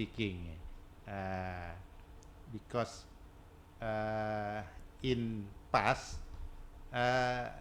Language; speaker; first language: English; non-native, learner; Indonesian